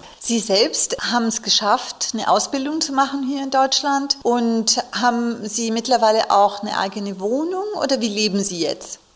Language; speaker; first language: German; native; German